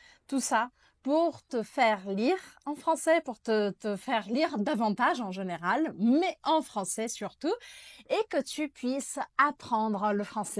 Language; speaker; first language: French; non-native, fluent; Portuguese